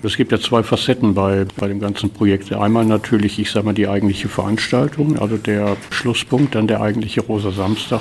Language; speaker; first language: German; native; German